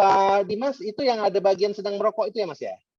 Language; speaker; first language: Indonesian; native; Indonesian